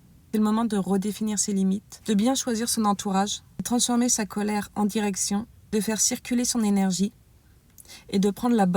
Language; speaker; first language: French; native; French